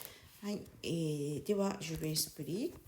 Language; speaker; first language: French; non-native, learner; Japanese